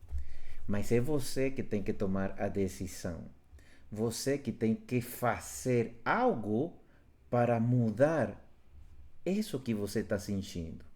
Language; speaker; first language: Portuguese; non-native, fluent; Spanish